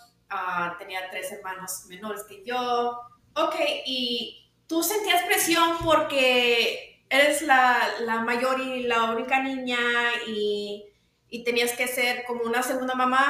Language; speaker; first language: Spanish; early bilingual, other home language; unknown